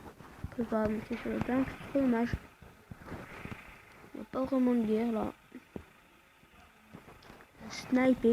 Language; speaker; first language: French; native; French